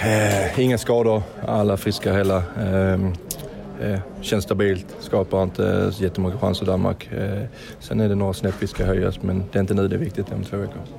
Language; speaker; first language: Swedish; native; Swedish